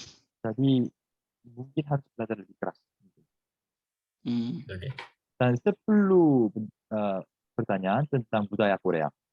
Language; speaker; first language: Indonesian; non-native, fluent; Korean